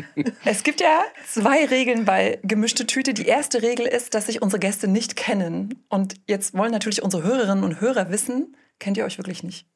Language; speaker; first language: German; native; German